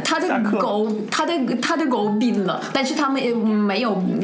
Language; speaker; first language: Chinese; non-native, fluent; Russian